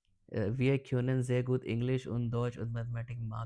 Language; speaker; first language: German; non-native, learner; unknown